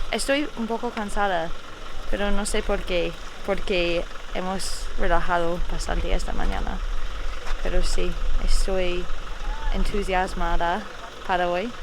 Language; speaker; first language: Spanish; non-native, fluent; English